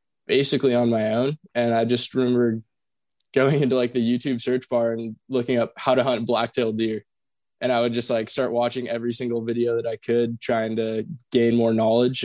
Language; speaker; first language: English; native; English